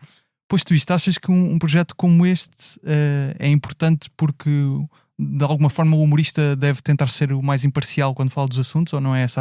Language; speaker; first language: Portuguese; native; Portuguese